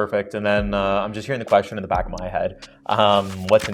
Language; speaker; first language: English; native; English